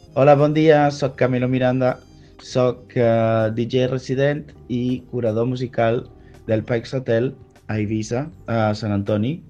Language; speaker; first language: Catalan; non-native, local second language; Spanish